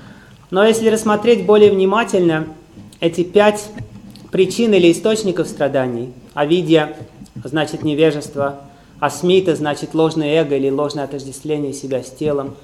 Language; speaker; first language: Russian; native; Russian